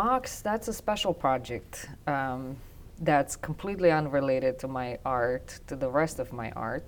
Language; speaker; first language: English; non-native, fluent; Romanian